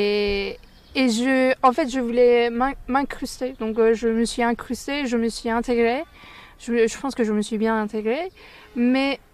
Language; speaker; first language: French; non-native, fluent; Turkish